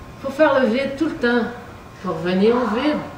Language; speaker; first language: French; native; French